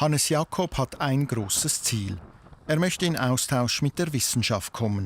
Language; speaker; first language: German; native; German